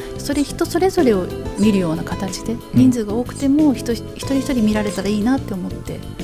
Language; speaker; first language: Japanese; native; Japanese